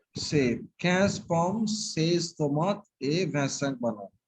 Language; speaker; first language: French; non-native, fluent; Bangla